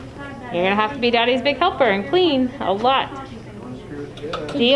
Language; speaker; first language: English; native; English